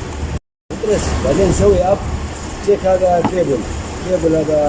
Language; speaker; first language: Arabic; non-native, learner; Filipino